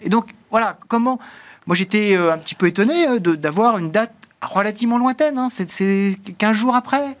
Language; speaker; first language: French; native; French